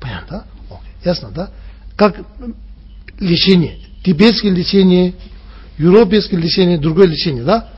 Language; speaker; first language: Russian; non-native, learner; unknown